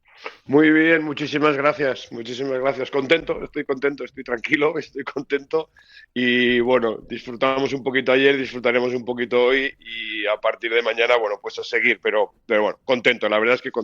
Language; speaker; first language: Spanish; native; Spanish